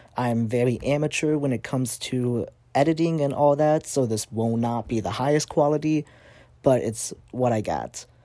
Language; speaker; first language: English; native; English